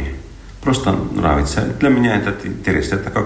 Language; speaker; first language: Russian; non-native, local second language; Estonian